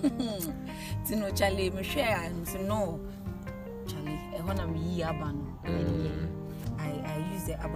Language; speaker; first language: English; non-native, local second language; Akan